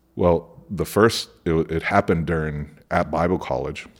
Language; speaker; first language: English; early bilingual, other home language; Spanish